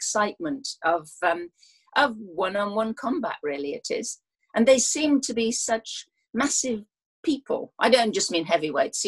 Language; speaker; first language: English; native; English